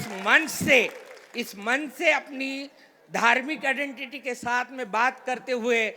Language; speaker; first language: Hindi; non-native, local second language; Marathi